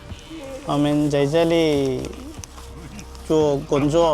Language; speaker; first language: Chinese; non-native, learner; Bangla